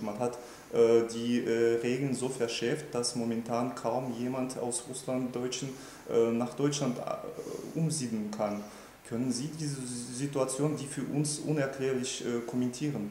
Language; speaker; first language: German; non-native, fluent; Russian